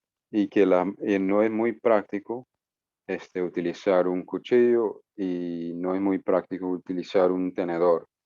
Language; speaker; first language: Spanish; non-native, fluent; English